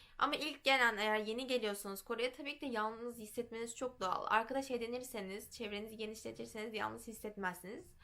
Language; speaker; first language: Turkish; early bilingual, heritage; Turkish